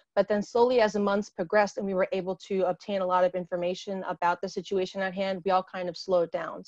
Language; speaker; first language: English; native; English